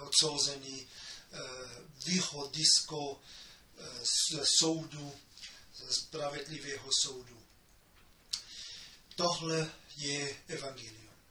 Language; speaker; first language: Czech; non-native, fluent; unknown